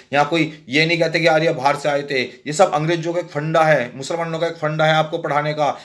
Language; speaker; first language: Hindi; native; Hindi